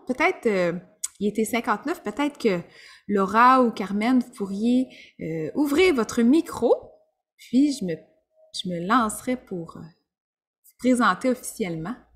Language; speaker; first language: French; native; French